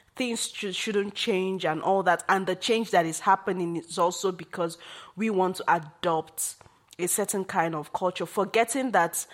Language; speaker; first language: English; non-native, local second language; Igbo